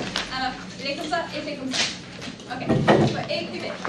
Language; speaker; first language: French; non-native, fluent; English